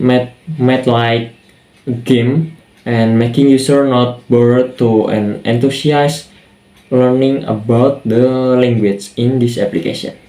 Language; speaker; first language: English; non-native, learner; Indonesian